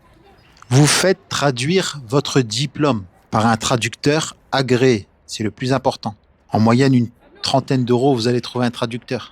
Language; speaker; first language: French; native; French